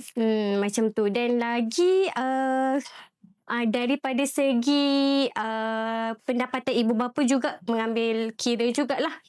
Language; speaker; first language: Malay; native; Malay